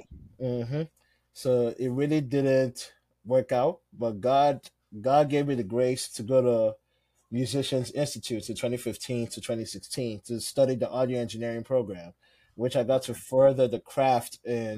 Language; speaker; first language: English; non-native, local second language; Yoruba